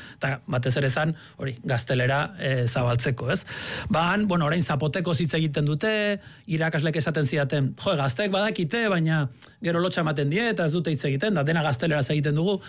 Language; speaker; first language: Basque; native; Basque